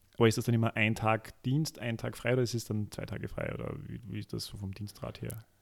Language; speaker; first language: German; native; German